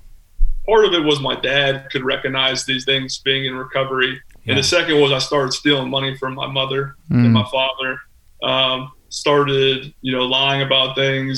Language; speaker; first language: English; native; English